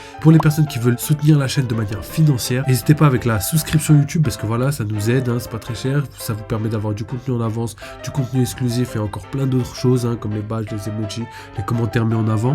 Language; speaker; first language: French; native; French